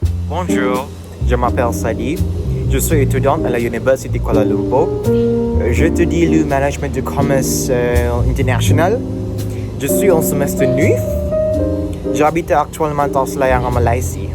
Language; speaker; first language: French; non-native, learner; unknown